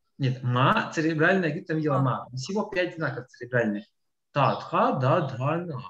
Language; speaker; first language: Russian; native; Russian